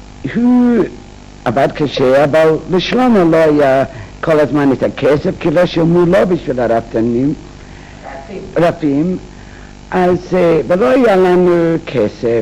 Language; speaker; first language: Hebrew; non-native, fluent; English